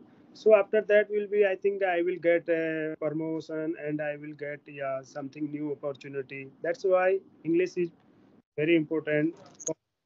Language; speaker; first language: English; non-native, learner; Hindi